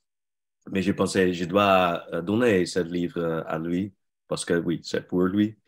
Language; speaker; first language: French; non-native, learner; Dutch